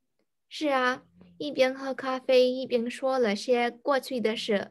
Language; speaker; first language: Chinese; non-native, learner; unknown